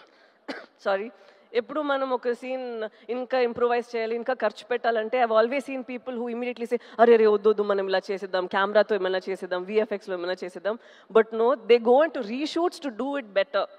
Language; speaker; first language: Telugu; non-native, local second language; Tamil